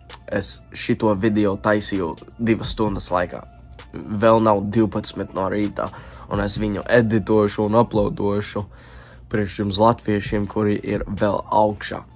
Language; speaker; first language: Latvian; early bilingual, heritage; English